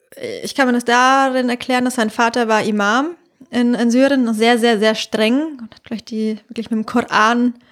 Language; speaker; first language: German; native; German